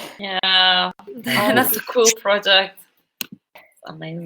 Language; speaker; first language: English; non-native, learner; Turkish